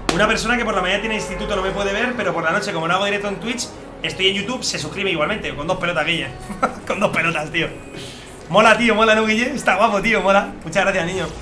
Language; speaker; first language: Spanish; native; Spanish